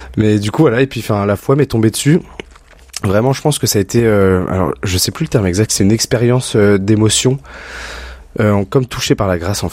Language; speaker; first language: French; native; French